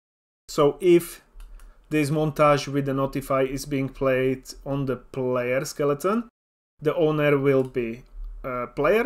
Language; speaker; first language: English; non-native, fluent; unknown